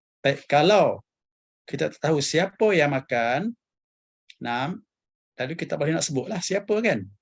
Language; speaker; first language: Malay; native; Malay